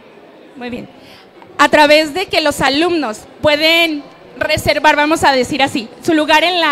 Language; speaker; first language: Spanish; native; Spanish